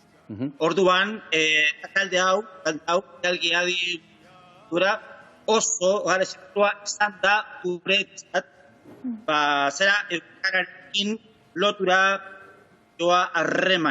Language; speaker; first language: Basque; non-native, learner; Spanish